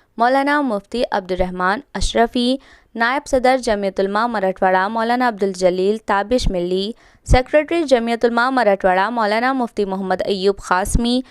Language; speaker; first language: Urdu; native; Urdu